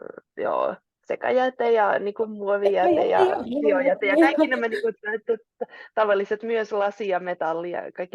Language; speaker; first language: Finnish; non-native, local second language; Swedish